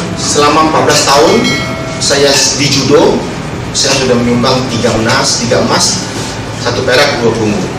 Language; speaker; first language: Malay; native; Malay